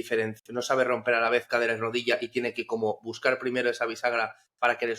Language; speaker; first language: Spanish; native; Spanish